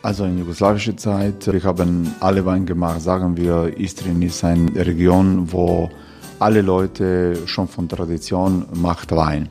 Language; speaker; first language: German; non-native, fluent; Croatian